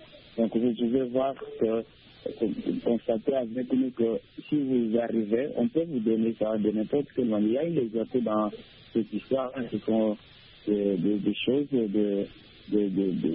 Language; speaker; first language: French; non-native, local second language; Luba-Lulua